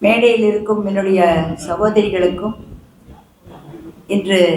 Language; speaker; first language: Tamil; native; Tamil